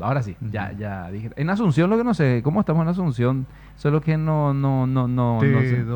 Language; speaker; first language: Spanish; native; Spanish